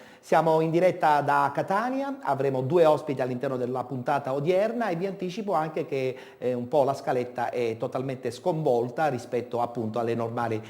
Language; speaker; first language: Italian; native; Italian